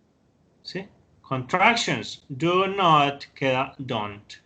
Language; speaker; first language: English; non-native, fluent; Spanish